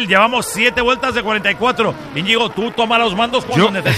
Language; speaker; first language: Spanish; native; Spanish